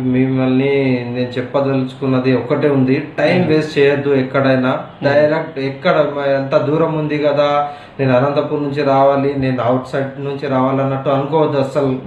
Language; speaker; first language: Telugu; non-native, local second language; Urdu